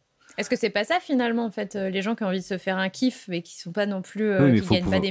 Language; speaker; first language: French; native; French